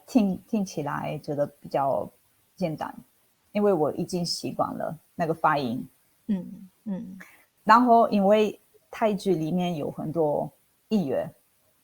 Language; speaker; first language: Chinese; non-native, fluent; Italian